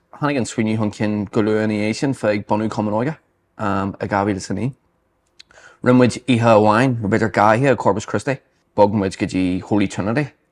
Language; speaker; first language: Irish; non-native, local second language; English